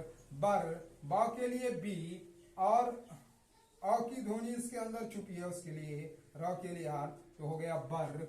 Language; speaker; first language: Hindi; native; Hindi